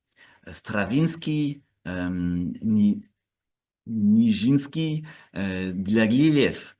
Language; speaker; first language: Russian; non-native, learner; French